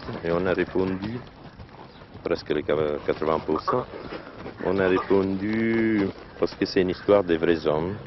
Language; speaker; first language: French; non-native, learner; Italian